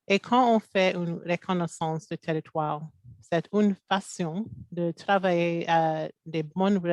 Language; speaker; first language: French; non-native, local second language; English